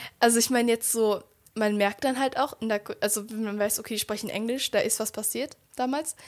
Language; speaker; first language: German; native; German